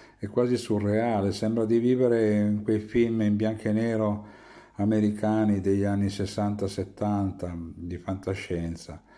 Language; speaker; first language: Italian; native; Italian